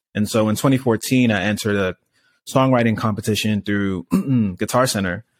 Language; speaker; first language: English; native; English